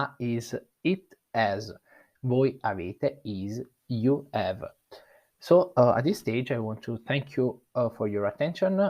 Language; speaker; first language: English; non-native, fluent; Italian